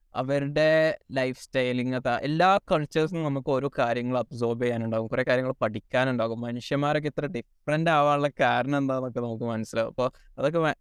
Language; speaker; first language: Malayalam; early bilingual, heritage; Malayalam